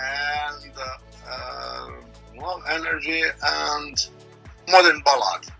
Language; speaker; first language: English; non-native, learner; Croatian